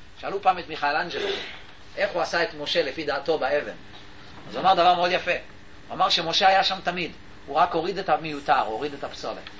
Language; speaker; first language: Hebrew; native; Hebrew